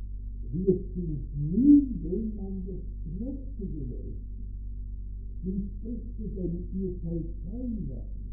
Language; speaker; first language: German; native; German